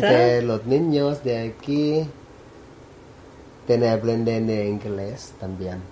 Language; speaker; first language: Spanish; non-native, learner; Thai